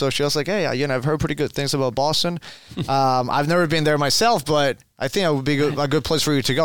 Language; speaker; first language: English; non-native, fluent; Spanish